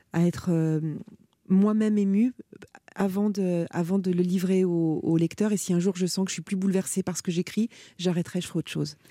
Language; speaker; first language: French; native; French